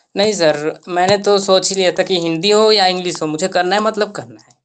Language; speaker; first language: Hindi; native; Hindi